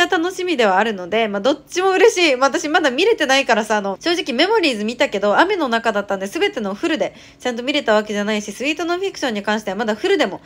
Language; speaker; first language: Japanese; native; Japanese